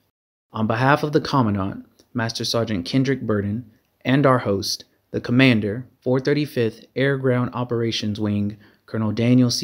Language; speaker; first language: English; native; English